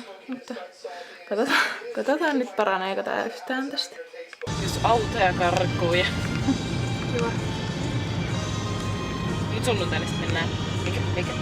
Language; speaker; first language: Finnish; native; Finnish